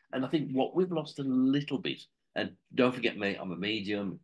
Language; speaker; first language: English; native; English